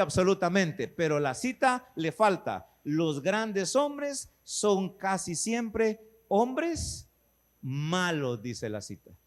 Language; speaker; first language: Spanish; native; Spanish